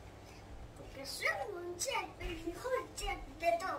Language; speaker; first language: Spanish; early bilingual, other home language; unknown